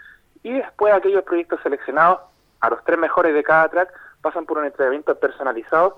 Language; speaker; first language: Spanish; native; Spanish